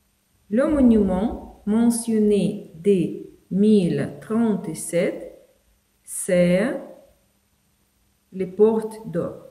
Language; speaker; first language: French; non-native, fluent; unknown